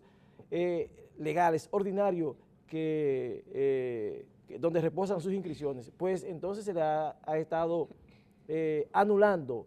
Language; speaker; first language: Spanish; native; Spanish